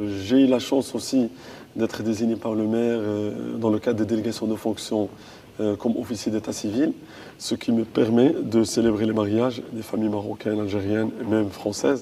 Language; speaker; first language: French; non-native, local second language; Arabic